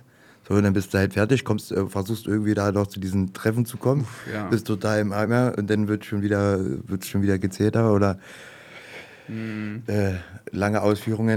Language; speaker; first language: German; native; German